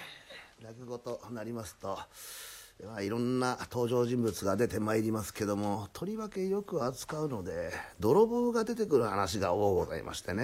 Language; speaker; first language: Japanese; native; Japanese